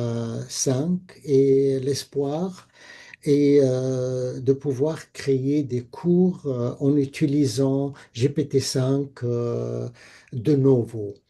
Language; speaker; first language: French; non-native, fluent; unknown